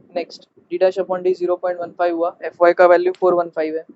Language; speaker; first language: Hindi; non-native, local second language; Marathi